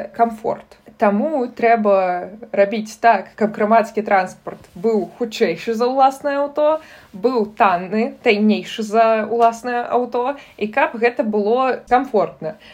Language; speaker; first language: Belarusian; non-native, local second language; Russian